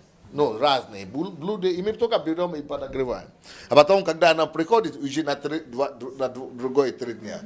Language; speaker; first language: Russian; non-native, learner; Yoruba